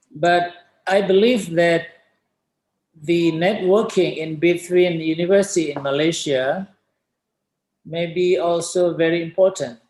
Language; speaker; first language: English; non-native, fluent; Indonesian